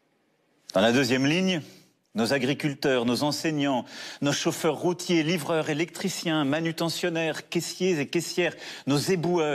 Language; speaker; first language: French; native; French